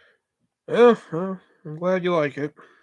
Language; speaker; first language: English; native; English